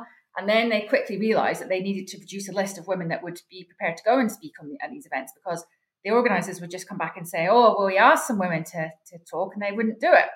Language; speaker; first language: English; native; English